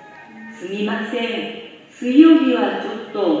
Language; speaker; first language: Japanese; non-native, learner; Indonesian